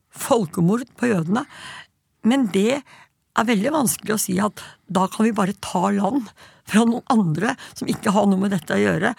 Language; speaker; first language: Norwegian; native; Norwegian